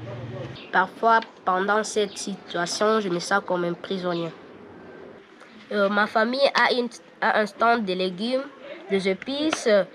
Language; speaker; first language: French; non-native, local second language; Swahili